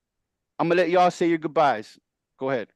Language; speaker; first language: English; native; English